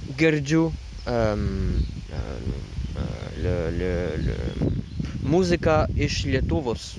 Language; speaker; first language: Lithuanian; non-native, learner; French